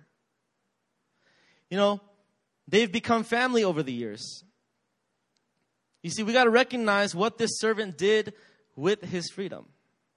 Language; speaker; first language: English; native; English